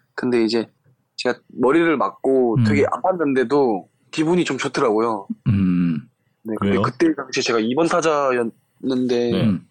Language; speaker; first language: Korean; native; Korean